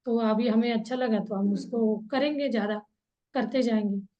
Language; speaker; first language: Hindi; non-native, local second language; Kannada